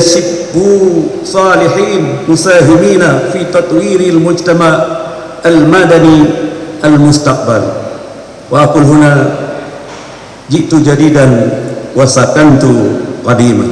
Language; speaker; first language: Arabic; non-native, fluent; Indonesian